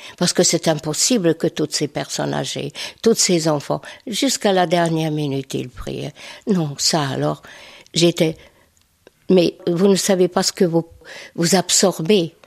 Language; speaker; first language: French; non-native, fluent; Hungarian